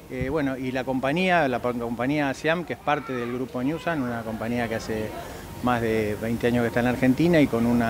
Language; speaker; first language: Spanish; native; Spanish